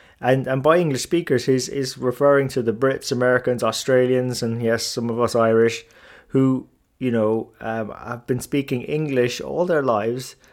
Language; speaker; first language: English; native; English